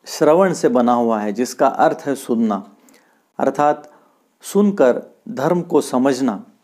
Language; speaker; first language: Hindi; non-native, local second language; Marathi